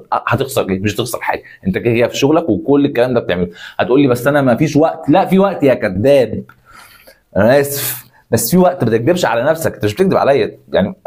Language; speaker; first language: Arabic; native; Arabic